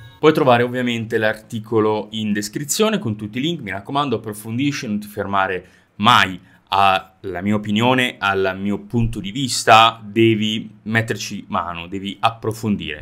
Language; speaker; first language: Italian; native; Italian